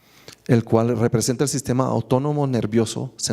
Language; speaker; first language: Spanish; native; Spanish